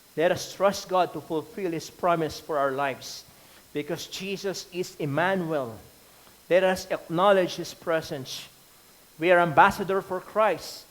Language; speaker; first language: English; non-native, local second language; Filipino